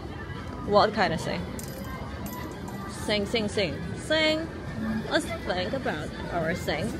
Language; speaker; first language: English; non-native, learner; Korean